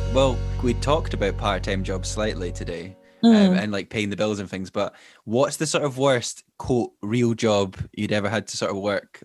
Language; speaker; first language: English; native; English